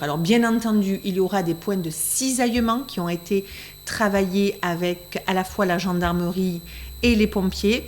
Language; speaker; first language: French; native; French